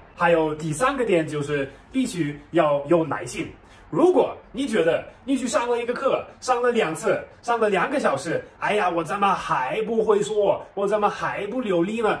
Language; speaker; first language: Chinese; non-native, fluent; German